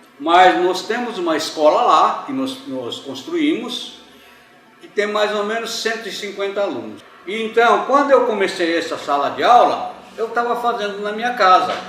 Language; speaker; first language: Portuguese; early bilingual, other home language; Japanese